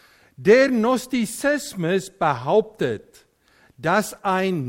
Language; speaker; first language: German; non-native, fluent; Dutch